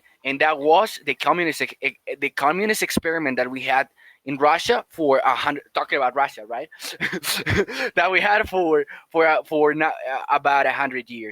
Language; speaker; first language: English; non-native, fluent; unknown